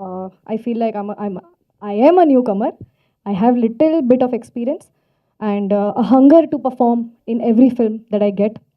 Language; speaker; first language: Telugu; non-native, fluent; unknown